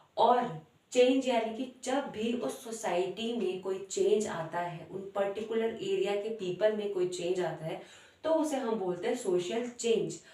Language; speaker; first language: Hindi; native; Hindi